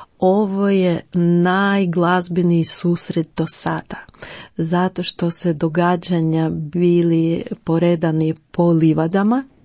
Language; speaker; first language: Croatian; non-native, fluent; Ukrainian